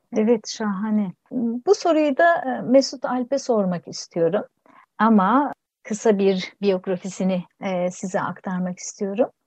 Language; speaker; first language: Turkish; native; Turkish